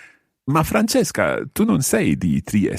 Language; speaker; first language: Italian; non-native, fluent; English